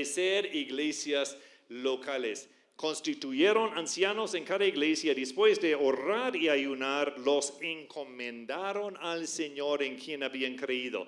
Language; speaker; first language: Spanish; non-native, fluent; English